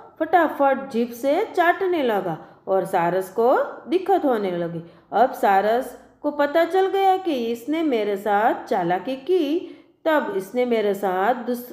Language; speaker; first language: Hindi; non-native, local second language; Gujarati